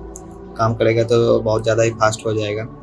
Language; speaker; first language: Hindi; non-native, local second language; Bangla